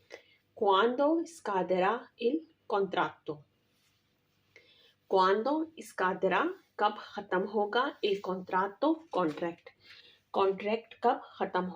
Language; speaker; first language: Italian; non-native, learner; Urdu